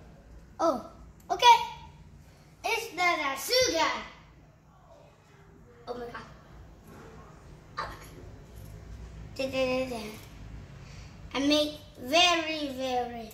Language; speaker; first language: English; non-native, learner; Vietnamese